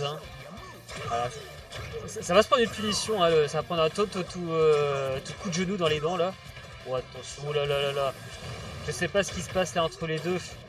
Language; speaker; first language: French; native; French